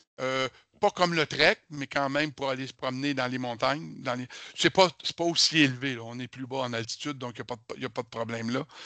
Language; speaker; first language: French; native; French